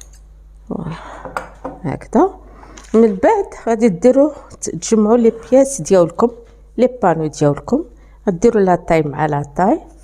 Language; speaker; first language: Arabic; native; Arabic